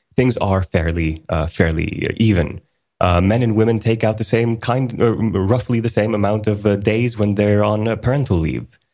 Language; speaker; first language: English; early bilingual, other home language; Swedish